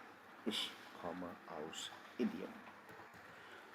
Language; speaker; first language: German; non-native, fluent; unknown